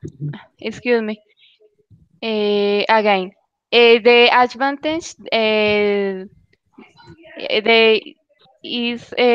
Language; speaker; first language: English; non-native, learner; Spanish